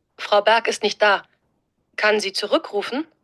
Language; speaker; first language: German; non-native, learner; Bangla